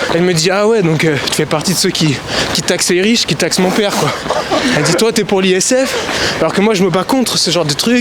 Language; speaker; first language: French; native; French